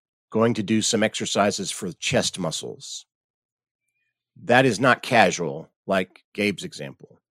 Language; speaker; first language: English; native; English